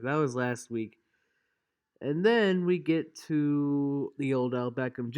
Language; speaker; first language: English; native; English